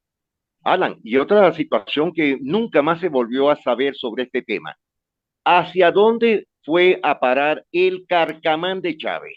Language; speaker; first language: Spanish; native; Spanish